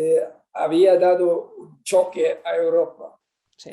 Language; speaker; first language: Spanish; non-native, fluent; Swedish